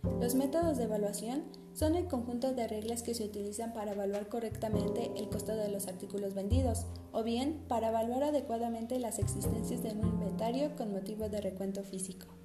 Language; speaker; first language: Spanish; native; Spanish